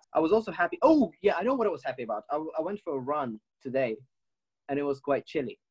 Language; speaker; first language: English; non-native, fluent; Ukrainian